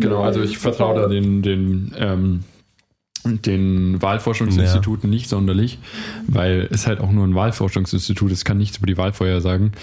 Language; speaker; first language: German; native; German